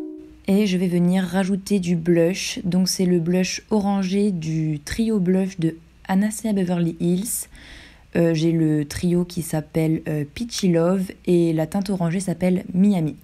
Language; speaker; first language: French; native; French